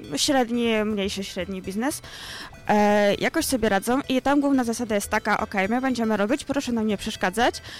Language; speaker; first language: Polish; non-native, fluent; Ukrainian